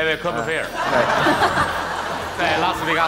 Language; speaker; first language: Chinese; native; Chinese